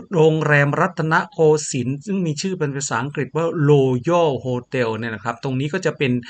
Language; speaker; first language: Thai; native; Thai